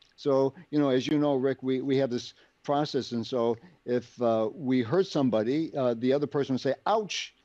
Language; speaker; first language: English; native; English